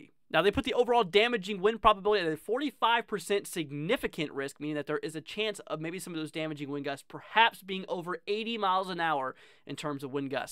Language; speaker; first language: English; native; English